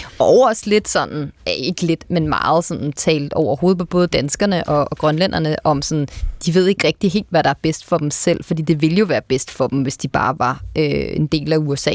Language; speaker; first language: Danish; native; Danish